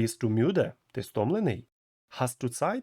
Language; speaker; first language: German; non-native, fluent; Ukrainian